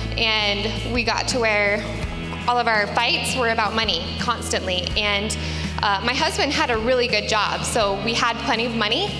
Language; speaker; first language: English; native; English